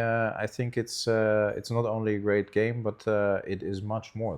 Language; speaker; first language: English; non-native, fluent; German